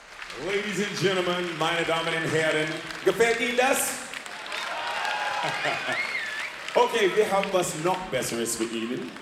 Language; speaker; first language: German; non-native, fluent; English